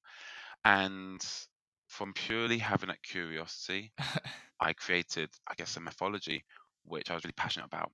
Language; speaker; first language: English; native; English